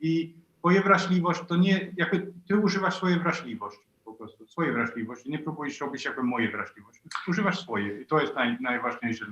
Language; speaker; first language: Polish; non-native, fluent; Swedish